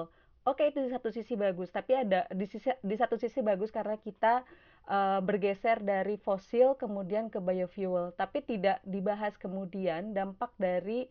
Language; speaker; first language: Indonesian; native; Indonesian